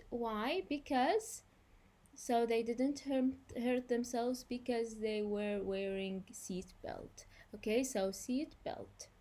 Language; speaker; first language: English; non-native, fluent; Arabic